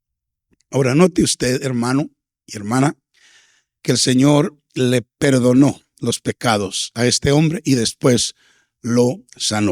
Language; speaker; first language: Spanish; native; Spanish